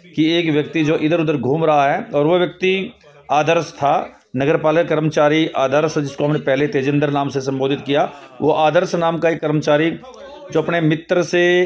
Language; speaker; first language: Hindi; native; Hindi